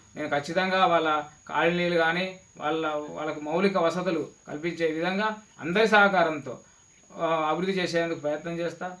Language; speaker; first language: Telugu; native; Telugu